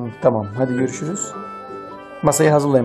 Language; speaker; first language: Turkish; native; Turkish